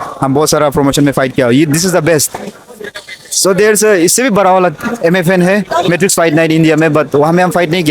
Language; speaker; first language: Hindi; non-native, local second language; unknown